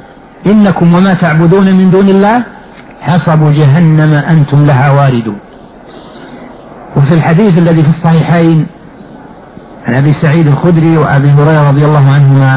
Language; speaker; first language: Arabic; native; Arabic